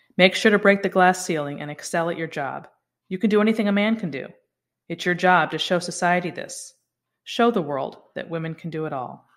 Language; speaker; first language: English; native; English